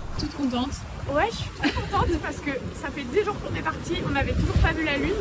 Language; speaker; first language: French; native; French